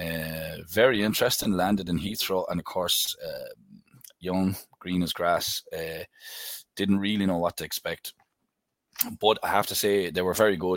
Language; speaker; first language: English; native; English